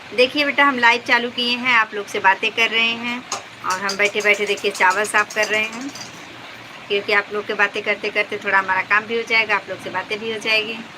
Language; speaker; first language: Hindi; native; Hindi